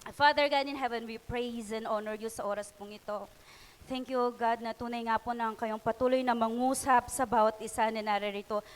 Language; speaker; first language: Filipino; non-native, local second language; Pampanga